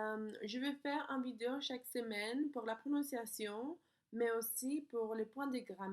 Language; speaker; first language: French; non-native, fluent; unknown